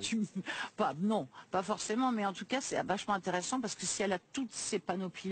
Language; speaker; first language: French; native; French